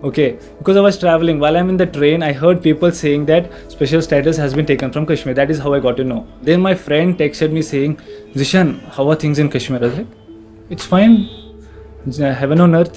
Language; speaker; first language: English; non-native, local second language; Kashmiri